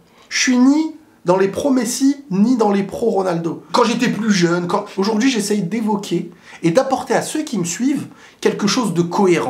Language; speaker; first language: French; native; French